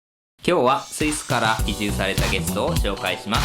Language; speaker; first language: Japanese; native; Japanese